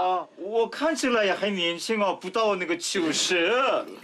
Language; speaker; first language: Chinese; non-native, fluent; Korean